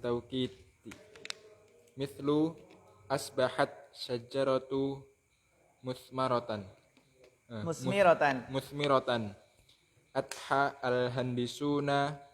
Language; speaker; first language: Arabic; non-native, learner; Indonesian